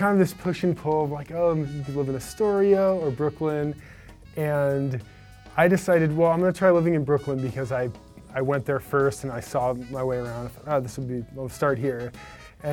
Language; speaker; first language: English; native; English